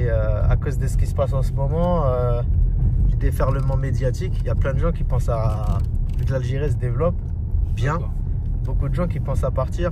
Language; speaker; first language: French; early bilingual, other home language; Arabic